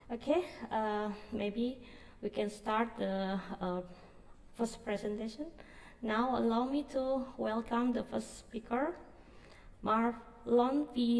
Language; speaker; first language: English; non-native, learner; Indonesian